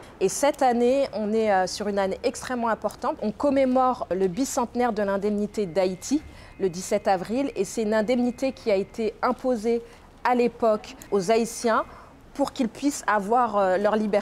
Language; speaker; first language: French; native; French